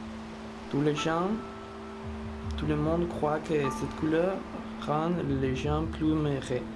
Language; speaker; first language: French; non-native, fluent; Spanish